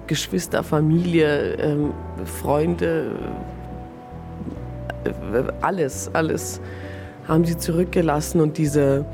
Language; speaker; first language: German; early bilingual, other home language; Persian